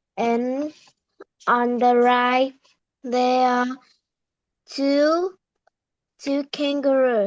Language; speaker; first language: English; non-native, learner; Vietnamese